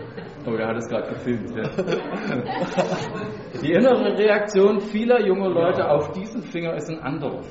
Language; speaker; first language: German; native; German